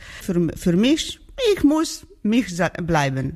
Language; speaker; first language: German; non-native, learner; Georgian